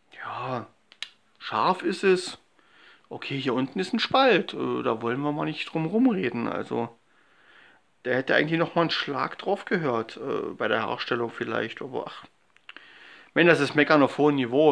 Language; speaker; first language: German; native; German